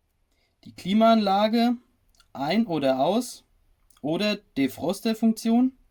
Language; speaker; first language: German; native; German